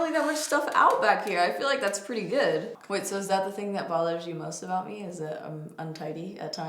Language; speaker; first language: English; native; English